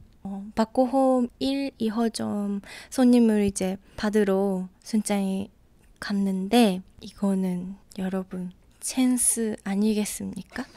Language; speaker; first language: Korean; non-native, fluent; Japanese